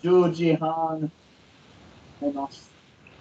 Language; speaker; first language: Japanese; non-native, learner; English